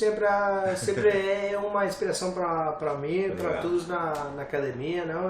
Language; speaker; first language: Portuguese; non-native, learner; English